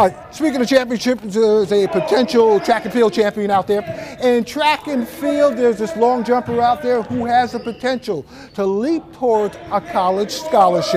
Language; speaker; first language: English; native; English